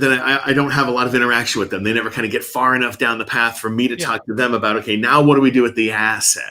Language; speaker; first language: English; native; English